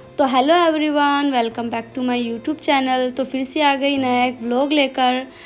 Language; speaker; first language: Hindi; non-native, local second language; Bangla